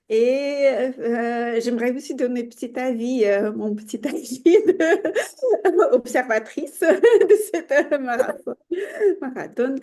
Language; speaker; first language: French; non-native, fluent; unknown